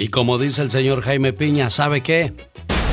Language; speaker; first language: Spanish; native; Spanish